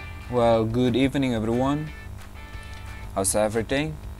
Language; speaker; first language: English; non-native, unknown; Indonesian